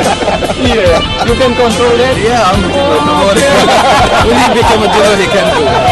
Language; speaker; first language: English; non-native, learner; Indonesian